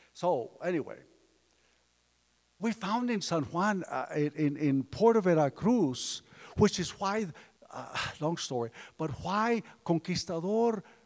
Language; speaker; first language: English; early bilingual, other home language; Spanish